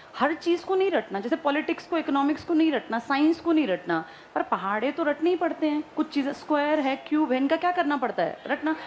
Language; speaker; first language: Hindi; native; Hindi